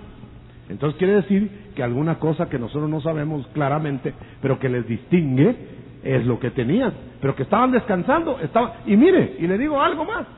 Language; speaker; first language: Spanish; native; Spanish